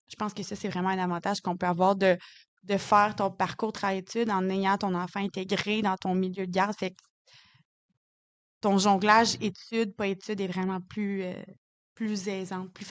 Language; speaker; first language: French; native; French